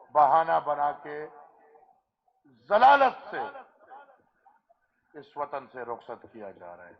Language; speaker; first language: Urdu; non-native, local second language; Pashto